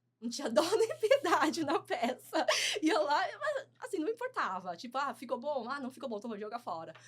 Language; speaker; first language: Portuguese; early bilingual, other home language; Chinese